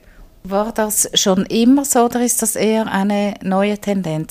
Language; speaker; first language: German; native; German